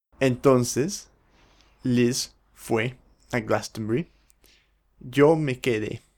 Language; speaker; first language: Spanish; non-native, fluent; English